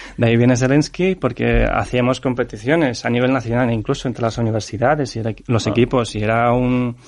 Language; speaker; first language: Spanish; non-native, fluent; Ukrainian